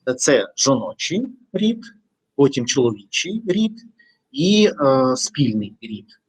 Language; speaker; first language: Ukrainian; non-native, local second language; Russian